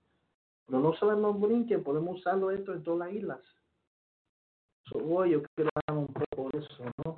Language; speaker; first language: Spanish; early bilingual, heritage; Spanish